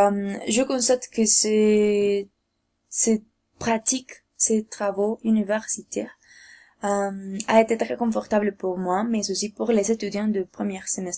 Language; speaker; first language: French; non-native, learner; Spanish